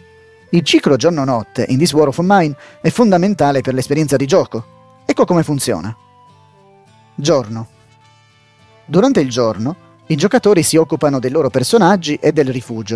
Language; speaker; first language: Italian; native; Italian